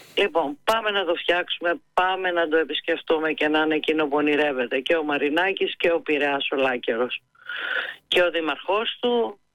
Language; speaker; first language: Greek; native; Greek